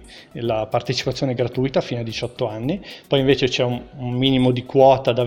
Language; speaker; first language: Italian; native; Italian